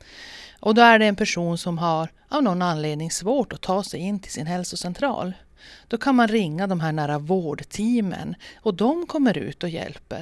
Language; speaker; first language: Swedish; native; Swedish